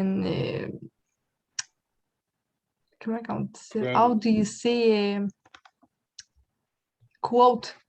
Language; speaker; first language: English; non-native, learner; French